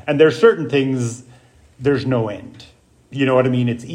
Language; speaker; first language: English; native; English